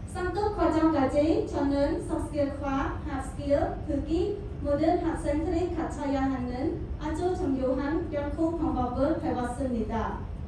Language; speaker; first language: Korean; non-native, learner; Khmer